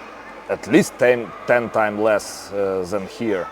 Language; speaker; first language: English; non-native, fluent; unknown